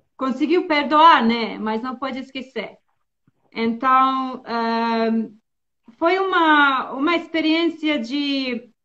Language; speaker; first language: Portuguese; non-native, learner; Bosnian